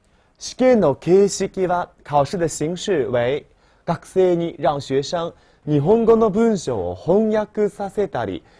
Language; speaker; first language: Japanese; non-native, fluent; Chinese